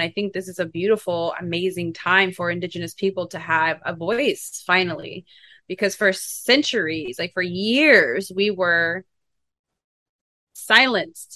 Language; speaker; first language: English; native; English